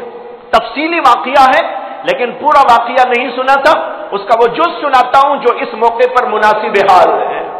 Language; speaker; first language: Urdu; native; Urdu